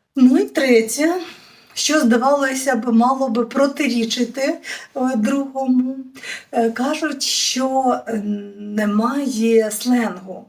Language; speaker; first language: Ukrainian; native; Ukrainian